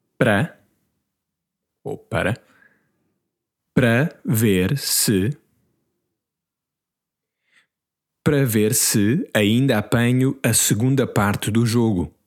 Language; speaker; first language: Portuguese; non-native, learner; English